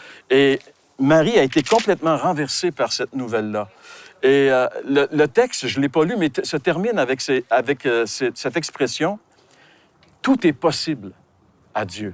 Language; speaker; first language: French; native; French